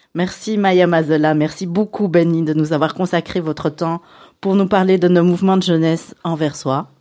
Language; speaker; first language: French; native; French